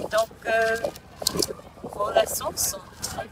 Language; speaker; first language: French; non-native, learner; English